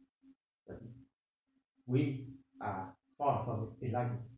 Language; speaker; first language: English; non-native, fluent; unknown